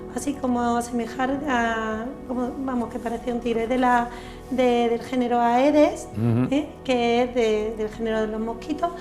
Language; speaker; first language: Spanish; native; Spanish